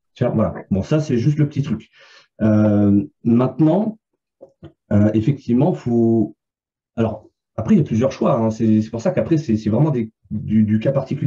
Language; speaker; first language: French; native; French